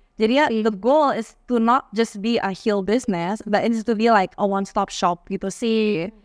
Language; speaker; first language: English; non-native, fluent; Indonesian